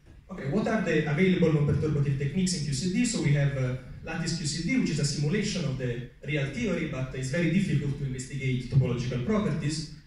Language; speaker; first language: English; non-native, fluent; Italian